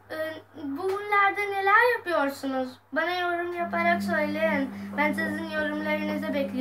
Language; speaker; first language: Turkish; non-native, learner; Urdu